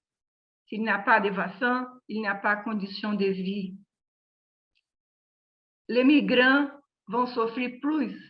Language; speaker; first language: French; non-native, learner; Portuguese